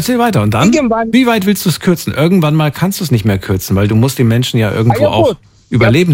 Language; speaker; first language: German; native; German